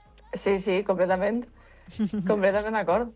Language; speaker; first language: Catalan; non-native, local second language; Spanish